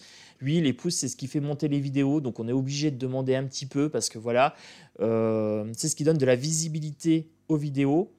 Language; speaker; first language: French; native; French